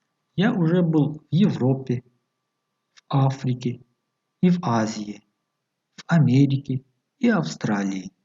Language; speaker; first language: Russian; non-native, fluent; Tajik